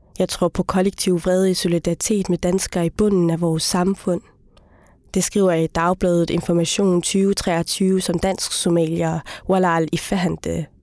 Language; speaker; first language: Danish; early bilingual, other home language; Somali